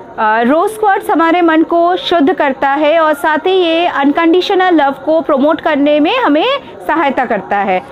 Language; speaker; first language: Hindi; non-native, local second language; Bangla